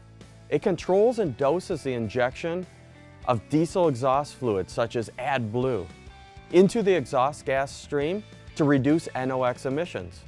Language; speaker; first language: English; native; English